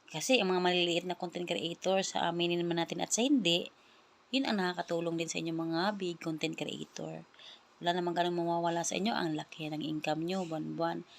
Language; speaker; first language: Filipino; non-native, local second language; Cebuano